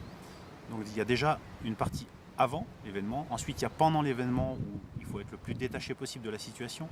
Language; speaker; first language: French; native; French